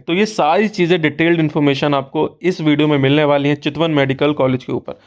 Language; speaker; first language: Hindi; native; Hindi